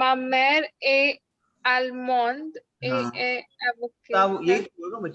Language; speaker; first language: French; non-native, learner; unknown